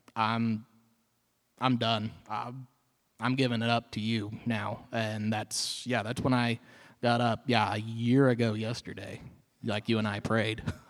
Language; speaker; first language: English; native; English